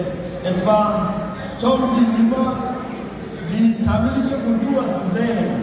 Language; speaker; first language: German; non-native, fluent; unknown